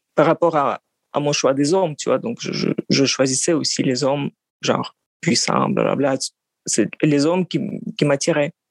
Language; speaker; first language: French; non-native, fluent; Russian